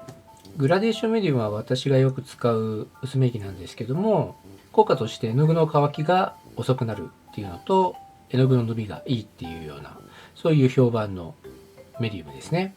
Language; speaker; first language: Japanese; native; Japanese